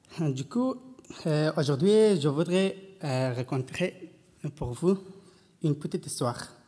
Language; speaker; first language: French; non-native, learner; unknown